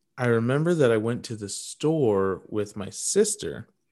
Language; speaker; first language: English; native; English